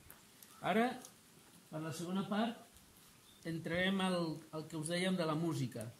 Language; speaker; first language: Catalan; native; Catalan